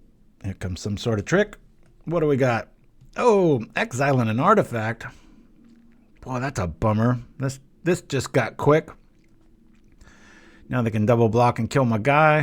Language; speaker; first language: English; native; English